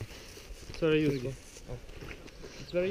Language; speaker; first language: English; non-native, learner; Ukrainian